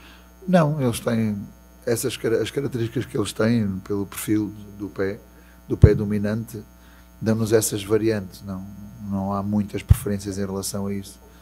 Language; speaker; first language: Portuguese; native; Portuguese